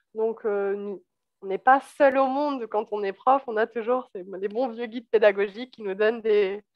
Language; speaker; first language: French; native; French